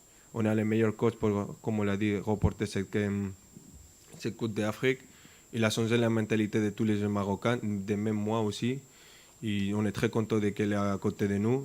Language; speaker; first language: French; non-native, fluent; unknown